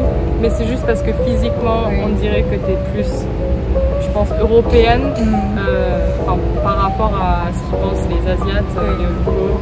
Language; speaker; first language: French; early bilingual, heritage; French